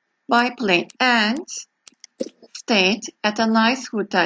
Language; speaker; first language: English; non-native, fluent; Turkish